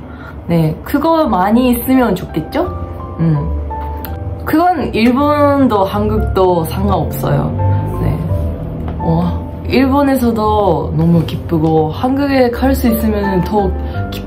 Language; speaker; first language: Korean; non-native, fluent; Japanese